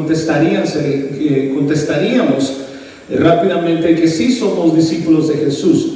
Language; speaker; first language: Spanish; early bilingual, heritage; Spanish